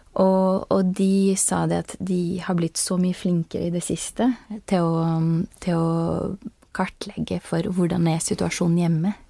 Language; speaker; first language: Norwegian; non-native, fluent; Portuguese